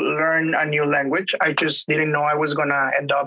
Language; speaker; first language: English; non-native, fluent; Spanish